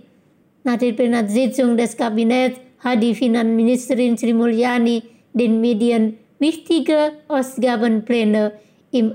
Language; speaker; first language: German; non-native, fluent; Indonesian